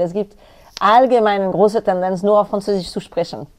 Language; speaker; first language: German; non-native, learner; French